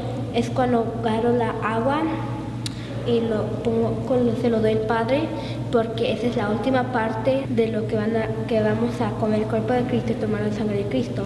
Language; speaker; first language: Spanish; early bilingual, heritage; English